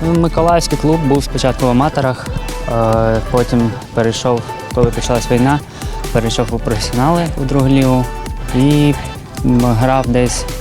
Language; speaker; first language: Ukrainian; native; Ukrainian